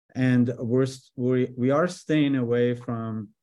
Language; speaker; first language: English; early bilingual, other home language; Persian